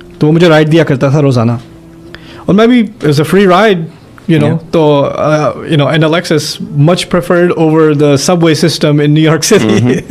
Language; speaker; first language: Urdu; early bilingual, heritage; German